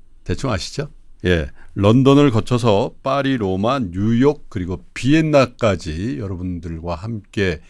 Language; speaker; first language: Korean; native; Korean